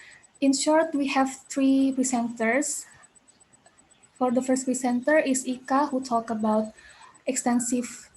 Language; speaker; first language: English; non-native, learner; Indonesian